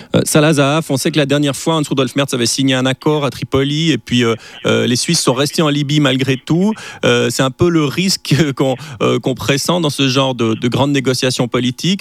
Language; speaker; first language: French; native; French